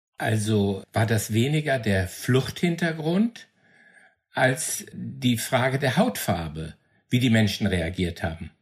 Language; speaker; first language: German; native; German